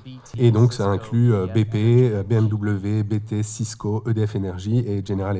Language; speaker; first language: French; native; French